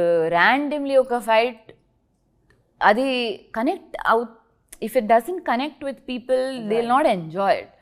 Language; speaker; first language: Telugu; non-native, learner; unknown